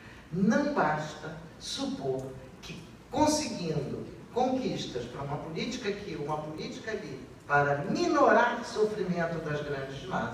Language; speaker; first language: Portuguese; native; Portuguese